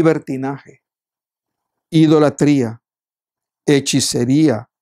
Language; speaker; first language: Spanish; native; Spanish